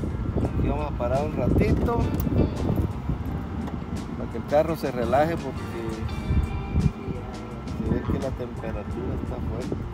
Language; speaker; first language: Spanish; native; Spanish